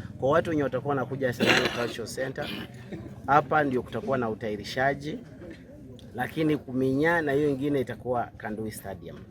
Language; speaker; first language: Swahili; non-native, local second language; Luyia